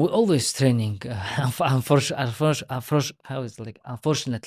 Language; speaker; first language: English; non-native, learner; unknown